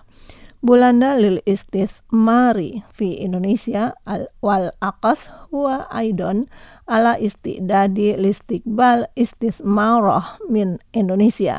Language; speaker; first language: Arabic; non-native, fluent; Indonesian